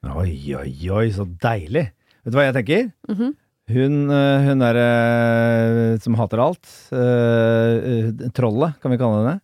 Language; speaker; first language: Norwegian; early bilingual, other home language; Persian